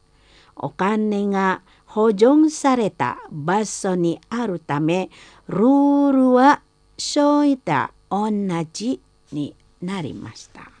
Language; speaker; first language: Japanese; non-native, fluent; Indonesian